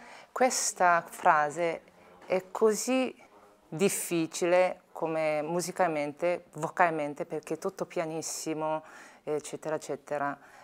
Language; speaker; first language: Italian; non-native, fluent; Korean